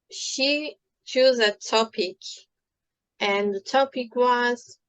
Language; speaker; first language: English; non-native, fluent; Turkish